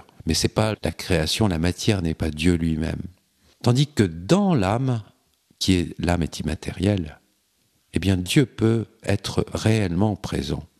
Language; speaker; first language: French; native; French